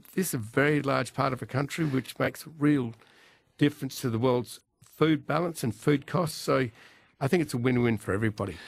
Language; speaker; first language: English; native; English